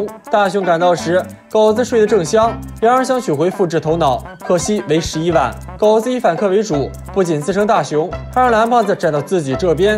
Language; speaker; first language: Chinese; native; Chinese